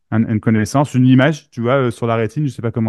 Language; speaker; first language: French; native; French